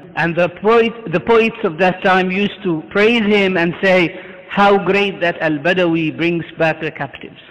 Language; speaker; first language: English; non-native, fluent; Arabic